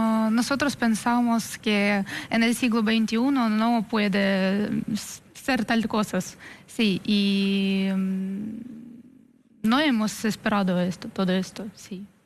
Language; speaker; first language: Spanish; non-native, fluent; Ukrainian